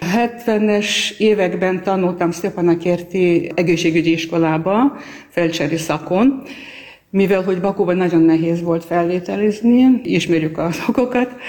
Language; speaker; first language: Hungarian; non-native, fluent; Armenian